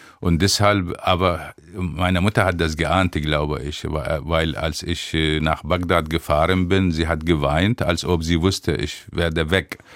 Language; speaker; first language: German; non-native, fluent; Arabic